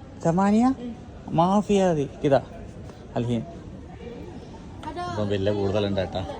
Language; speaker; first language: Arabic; non-native, learner; Malayalam